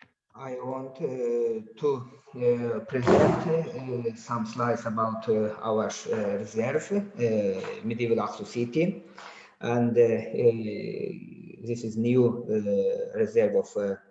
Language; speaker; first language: English; non-native, learner; Azerbaijani